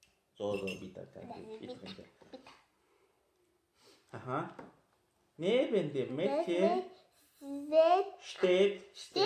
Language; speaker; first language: German; non-native, fluent; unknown